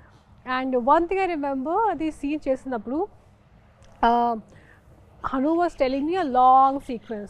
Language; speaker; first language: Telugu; non-native, fluent; Hindi